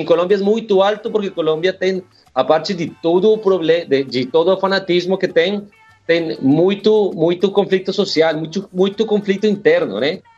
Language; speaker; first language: Portuguese; non-native, learner; Spanish